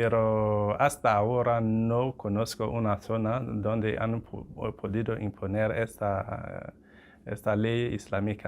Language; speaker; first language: Spanish; non-native, fluent; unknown